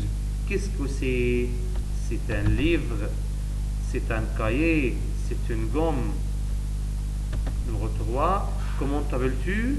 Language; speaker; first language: French; non-native, learner; Arabic